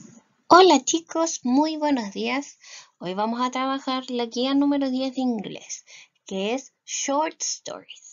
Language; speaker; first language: Spanish; native; Spanish